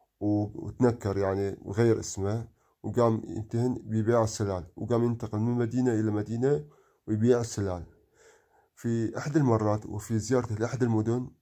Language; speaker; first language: Arabic; non-native, local second language; Kurdish